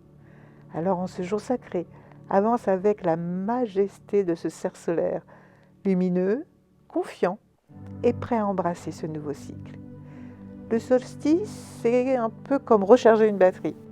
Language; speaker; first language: French; native; French